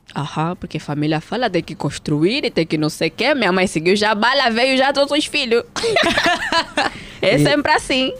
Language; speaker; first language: Portuguese; early bilingual, heritage; Portuguese